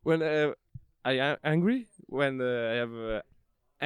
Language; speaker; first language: English; non-native, learner; Italian